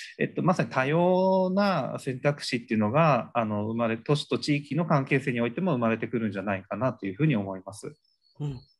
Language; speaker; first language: Japanese; native; Japanese